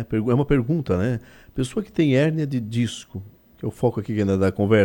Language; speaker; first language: Portuguese; native; Portuguese